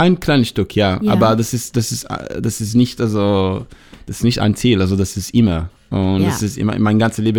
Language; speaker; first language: German; non-native, fluent; Hebrew